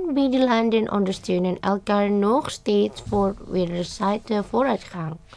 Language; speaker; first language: Dutch; non-native, fluent; Indonesian